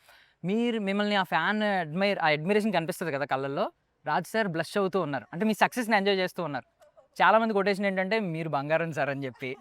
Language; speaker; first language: Telugu; native; Telugu